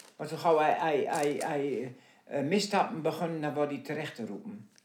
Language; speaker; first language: Dutch; native; Dutch